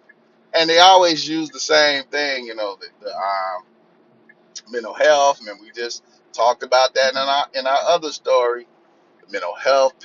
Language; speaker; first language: English; native; English